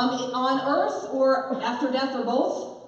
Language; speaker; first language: English; native; English